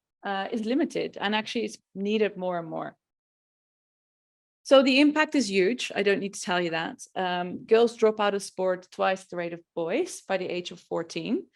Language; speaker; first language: English; non-native, fluent; Dutch